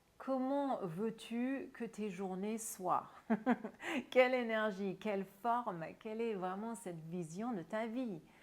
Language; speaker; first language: French; non-native, fluent; English